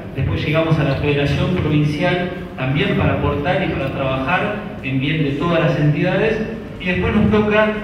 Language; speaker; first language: Spanish; native; Spanish